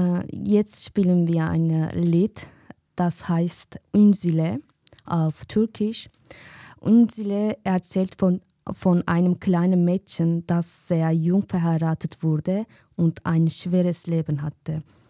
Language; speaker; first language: German; non-native, learner; Kurdish